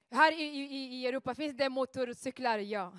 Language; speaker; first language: Swedish; non-native, fluent; Rundi